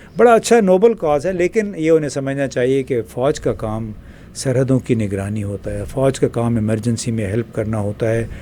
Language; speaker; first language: Urdu; native; Urdu